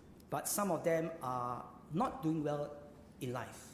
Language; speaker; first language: English; non-native, local second language; Chinese